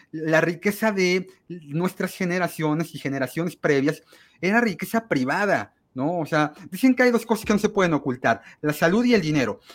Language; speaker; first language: Spanish; native; Spanish